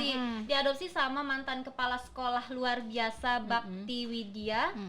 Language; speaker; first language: Indonesian; native; Indonesian